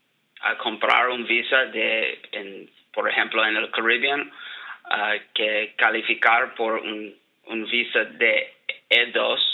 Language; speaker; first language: Spanish; non-native, learner; English